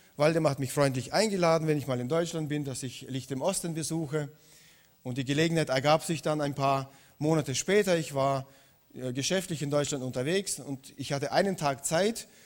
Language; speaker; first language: German; non-native, fluent; Russian